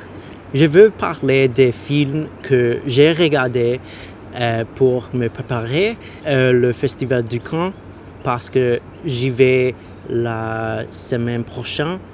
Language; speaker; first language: French; non-native, learner; English